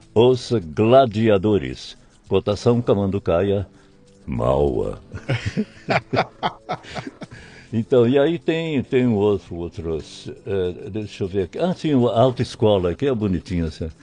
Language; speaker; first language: Portuguese; native; Portuguese